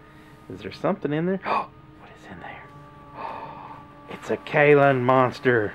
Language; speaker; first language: English; native; English